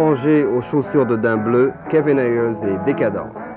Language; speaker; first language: French; native; French